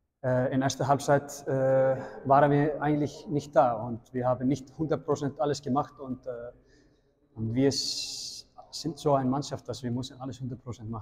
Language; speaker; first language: German; non-native, fluent; Icelandic